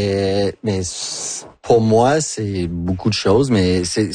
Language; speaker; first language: French; non-native, local second language; English